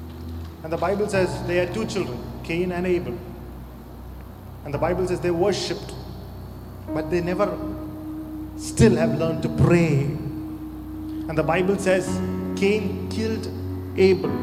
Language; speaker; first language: English; non-native, local second language; Malayalam